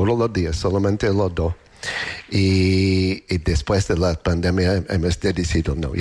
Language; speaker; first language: Spanish; non-native, learner; English